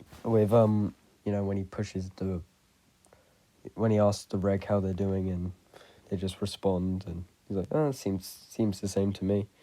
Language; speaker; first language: English; native; English